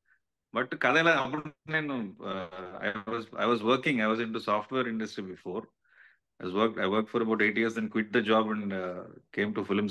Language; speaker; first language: Telugu; native; Telugu